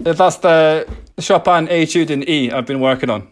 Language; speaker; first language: English; native; English